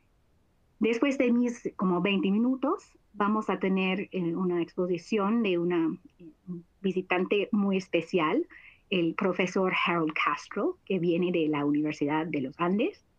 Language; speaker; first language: Spanish; non-native, fluent; English